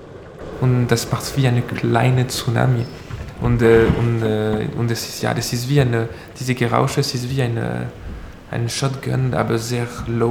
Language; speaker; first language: German; non-native, learner; French